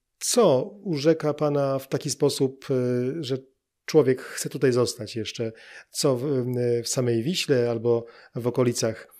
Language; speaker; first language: Polish; native; Polish